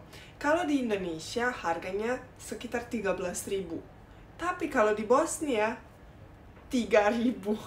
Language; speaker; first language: Indonesian; non-native, fluent; Bosnian